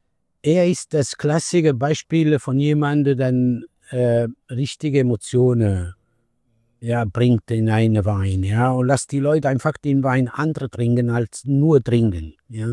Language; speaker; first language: German; non-native, fluent; Italian